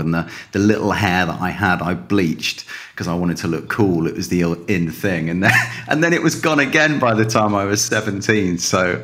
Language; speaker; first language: English; native; English